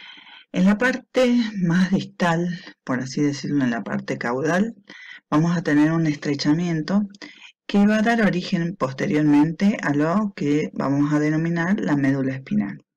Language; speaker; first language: Spanish; native; Spanish